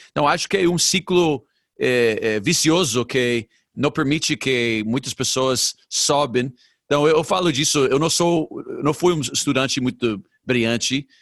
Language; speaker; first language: Portuguese; non-native, fluent; English